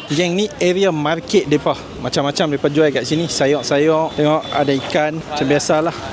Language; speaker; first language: Malay; native; Malay